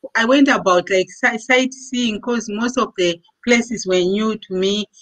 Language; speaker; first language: English; non-native, local second language; Shona